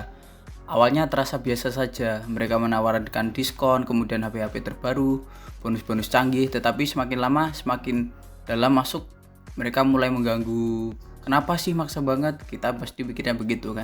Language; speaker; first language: Indonesian; native; Indonesian